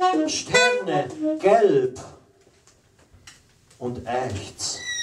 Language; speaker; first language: German; native; German